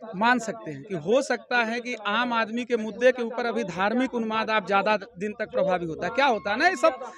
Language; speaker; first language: Hindi; native; Hindi